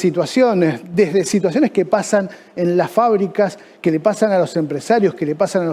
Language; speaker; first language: Spanish; native; Spanish